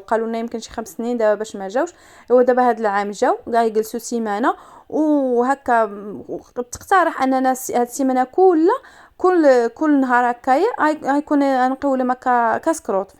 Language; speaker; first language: Arabic; native; Arabic